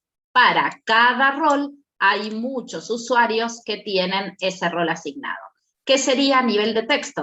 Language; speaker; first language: Spanish; native; Spanish